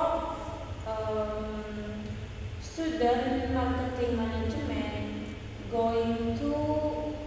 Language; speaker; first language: English; non-native, learner; Indonesian